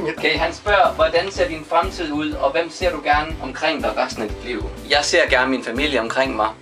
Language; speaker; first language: Danish; native; Danish